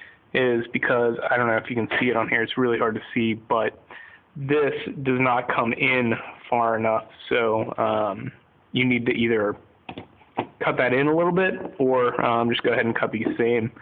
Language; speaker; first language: English; native; English